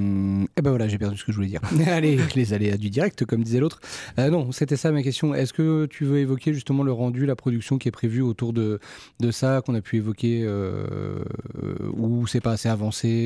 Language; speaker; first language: French; native; French